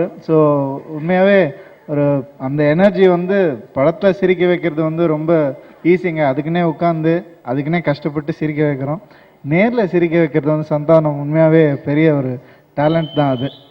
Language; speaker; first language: Tamil; native; Tamil